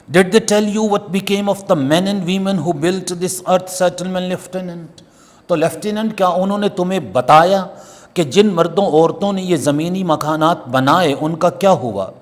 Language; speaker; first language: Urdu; non-native, local second language; Punjabi